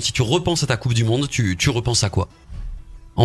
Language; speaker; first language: French; native; French